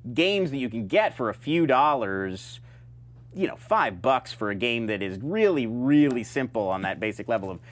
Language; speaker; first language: English; native; English